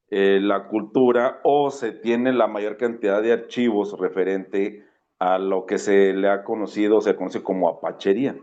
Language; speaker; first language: Spanish; native; Spanish